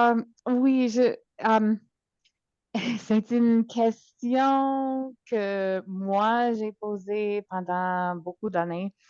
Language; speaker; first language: French; non-native, local second language; English